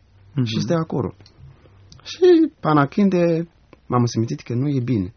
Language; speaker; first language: Romanian; non-native, learner; Rundi